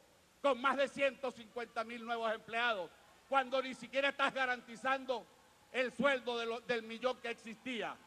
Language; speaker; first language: Spanish; native; Spanish